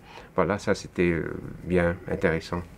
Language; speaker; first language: French; non-native, fluent; Russian